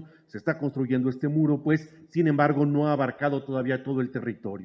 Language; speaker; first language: Spanish; native; Spanish